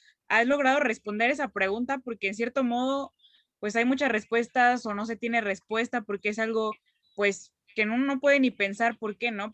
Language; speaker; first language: Spanish; native; Spanish